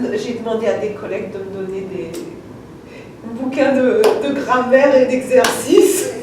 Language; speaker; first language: French; native; French